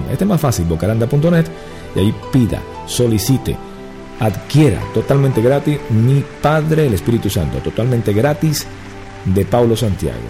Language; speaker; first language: Spanish; native; Spanish